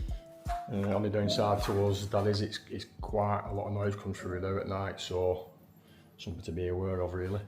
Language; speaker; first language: English; native; English